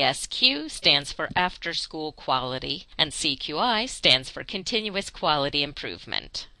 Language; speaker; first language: English; native; English